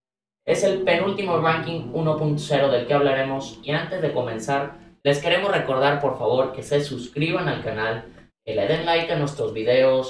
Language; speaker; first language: Spanish; native; Spanish